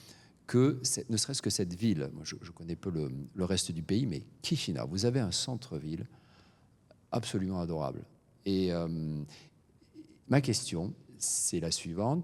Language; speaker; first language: French; native; French